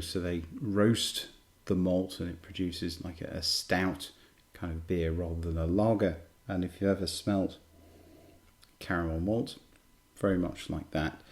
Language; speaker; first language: English; native; English